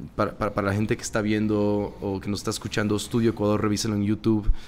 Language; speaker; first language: Spanish; native; Spanish